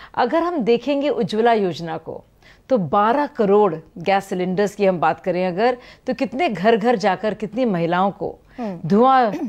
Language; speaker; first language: Hindi; native; Hindi